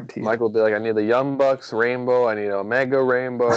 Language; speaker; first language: English; native; English